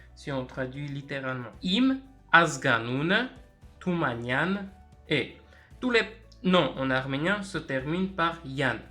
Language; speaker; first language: French; native; French